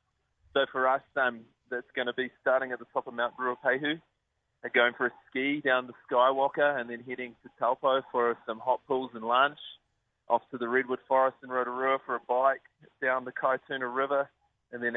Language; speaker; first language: English; native; English